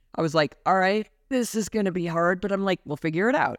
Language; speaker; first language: English; native; English